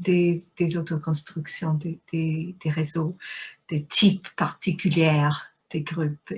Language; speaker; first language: French; non-native, fluent; English